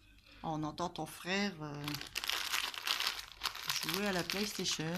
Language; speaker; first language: French; native; French